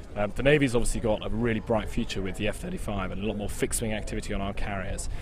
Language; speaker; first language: English; native; English